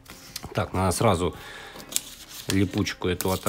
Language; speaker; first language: Russian; native; Russian